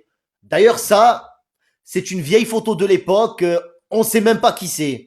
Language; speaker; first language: French; native; French